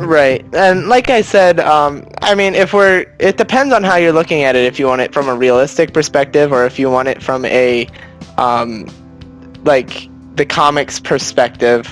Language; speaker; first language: English; native; English